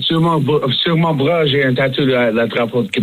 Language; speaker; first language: French; non-native, fluent; English